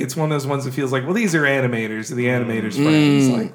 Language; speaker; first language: English; native; English